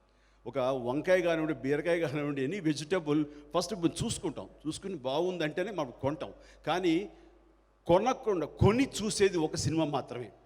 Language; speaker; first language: Telugu; native; Telugu